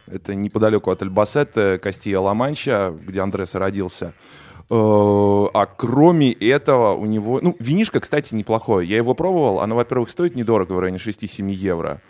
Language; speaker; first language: Russian; native; Russian